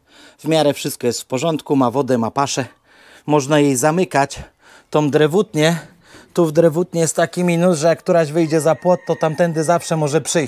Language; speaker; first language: Polish; native; Polish